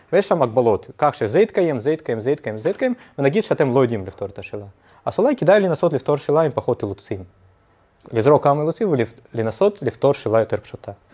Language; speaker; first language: Hebrew; non-native, fluent; Russian